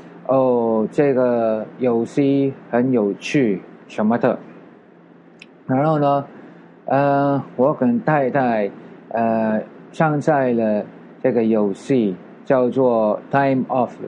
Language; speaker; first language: Chinese; non-native, learner; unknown